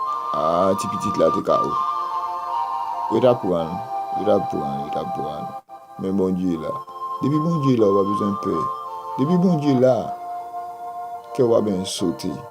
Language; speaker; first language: French; non-native, local second language; Haitian Creole